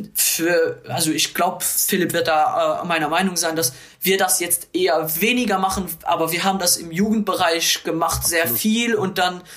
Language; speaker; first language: German; non-native, local second language; Luxembourgish